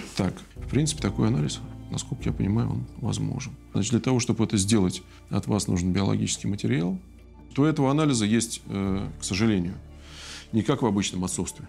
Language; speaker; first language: Russian; native; Russian